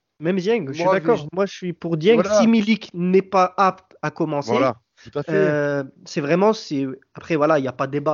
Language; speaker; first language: French; native; French